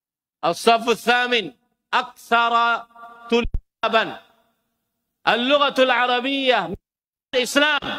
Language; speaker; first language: Arabic; non-native, fluent; Indonesian